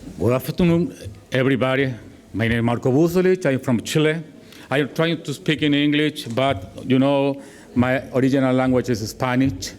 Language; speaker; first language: English; non-native, learner; Spanish